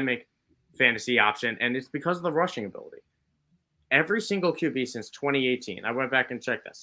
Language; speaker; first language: English; native; English